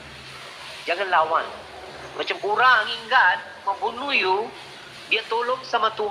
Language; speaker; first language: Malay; non-native, learner; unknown